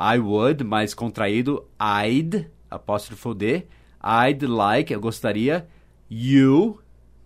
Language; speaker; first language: Portuguese; non-native, fluent; English